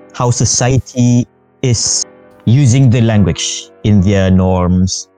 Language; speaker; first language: English; non-native, fluent; Malay